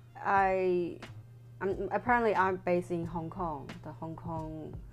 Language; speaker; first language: English; non-native, fluent; Chinese